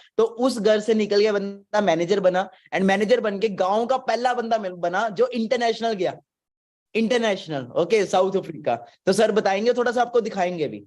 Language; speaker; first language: Hindi; non-native, local second language; Punjabi